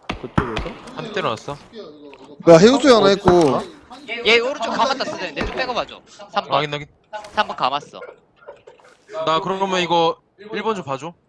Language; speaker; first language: Korean; native; Korean